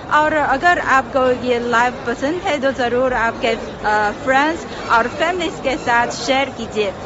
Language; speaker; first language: Urdu; non-native, fluent; Chinese